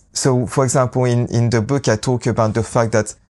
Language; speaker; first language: English; non-native, fluent; French